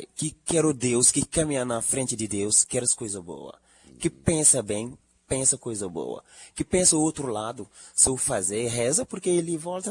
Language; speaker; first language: Portuguese; non-native, learner; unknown